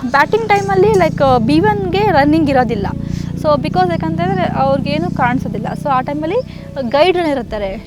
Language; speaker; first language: Kannada; native; Kannada